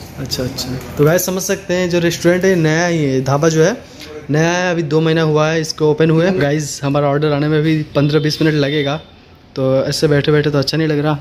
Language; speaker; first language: Hindi; non-native, local second language; Bangla